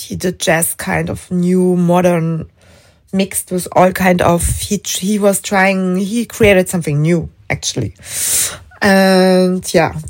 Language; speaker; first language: English; non-native, fluent; German